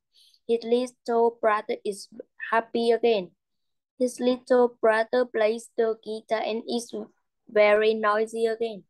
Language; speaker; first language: English; non-native, learner; Vietnamese